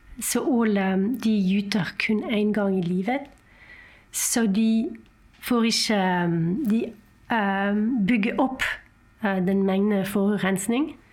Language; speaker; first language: Norwegian; non-native, fluent; French